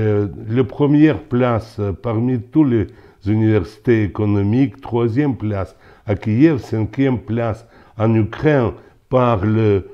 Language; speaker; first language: French; non-native, local second language; Ukrainian